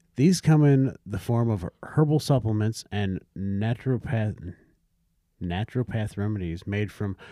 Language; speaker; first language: English; native; English